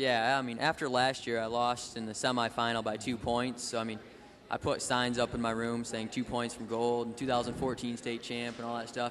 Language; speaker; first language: English; native; English